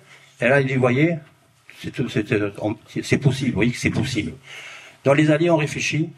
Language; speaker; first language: French; native; French